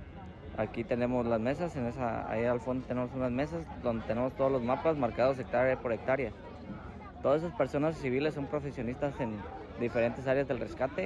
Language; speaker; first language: Spanish; native; Spanish